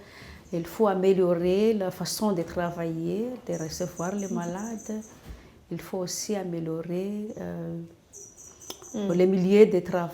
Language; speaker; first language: French; non-native, local second language; Malagasy